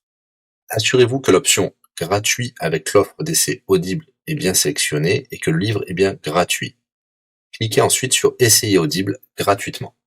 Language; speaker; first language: French; native; French